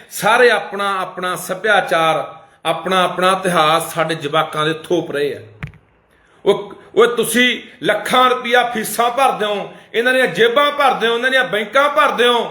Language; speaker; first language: Punjabi; native; Punjabi